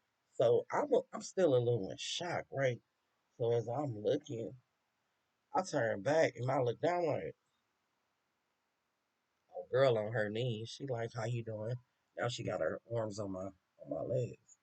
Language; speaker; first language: English; native; English